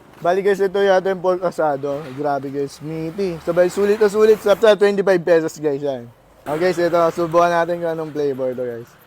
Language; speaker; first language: Filipino; native; Filipino